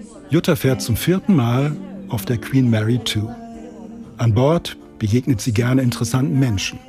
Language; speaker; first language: German; native; German